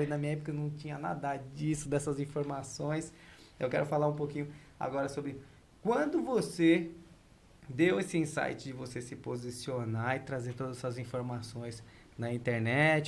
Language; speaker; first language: Portuguese; native; Portuguese